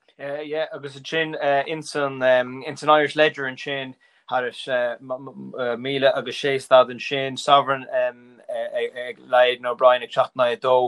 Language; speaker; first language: Irish; non-native, local second language; English